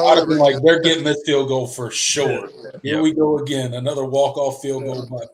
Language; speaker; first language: English; native; English